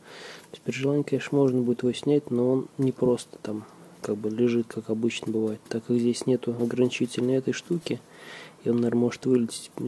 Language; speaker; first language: Russian; native; Russian